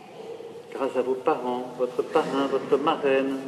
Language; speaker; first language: French; native; French